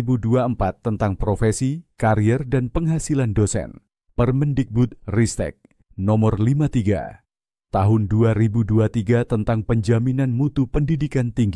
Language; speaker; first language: Indonesian; native; Indonesian